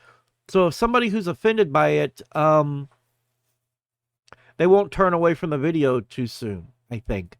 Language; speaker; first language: English; native; English